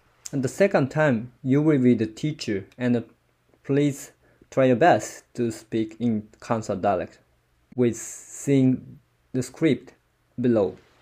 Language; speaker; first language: English; non-native, learner; Japanese